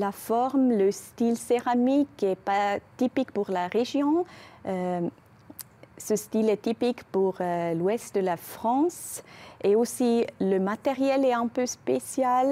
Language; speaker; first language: French; non-native, local second language; German